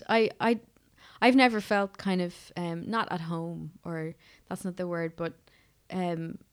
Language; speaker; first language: English; native; English